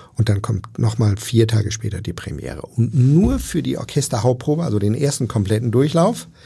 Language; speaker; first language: German; native; German